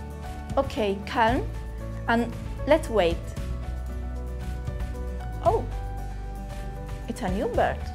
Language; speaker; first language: English; non-native, fluent; Spanish